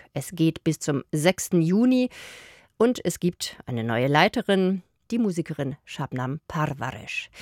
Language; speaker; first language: German; native; German